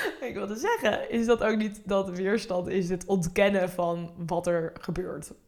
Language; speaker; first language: Dutch; native; Dutch